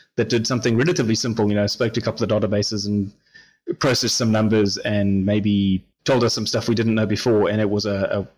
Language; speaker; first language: English; native; English